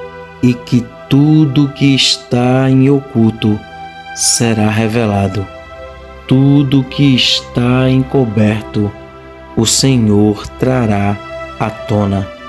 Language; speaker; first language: Portuguese; native; Portuguese